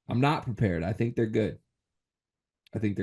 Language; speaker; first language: English; native; English